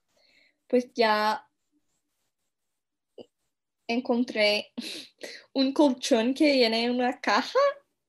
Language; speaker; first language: Spanish; non-native, fluent; English